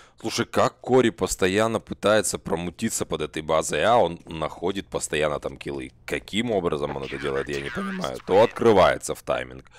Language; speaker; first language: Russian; native; Russian